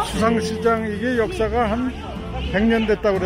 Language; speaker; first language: Korean; native; Korean